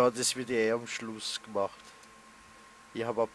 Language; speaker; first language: German; native; German